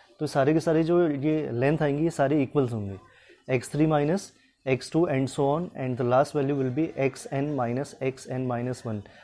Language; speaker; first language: Hindi; native; Hindi